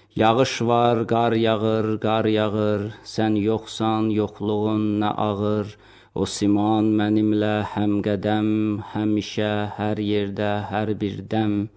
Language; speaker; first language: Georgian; non-native, local second language; Azerbaijani